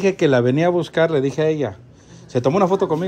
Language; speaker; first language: Spanish; native; Spanish